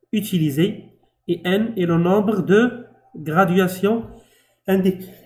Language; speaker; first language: French; non-native, local second language; Arabic